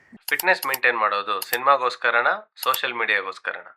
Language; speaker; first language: Kannada; native; Kannada